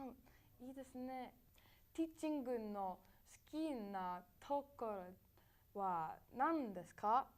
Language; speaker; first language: Japanese; non-native, learner; English